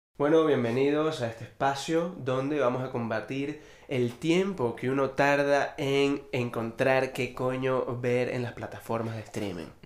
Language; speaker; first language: Spanish; native; Spanish